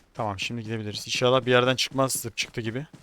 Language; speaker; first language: Turkish; native; Turkish